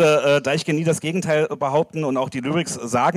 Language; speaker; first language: German; native; German